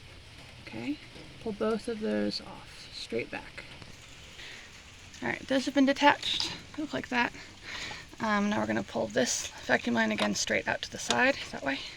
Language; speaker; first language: English; native; English